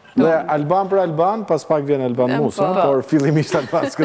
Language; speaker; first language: Albanian; native; Albanian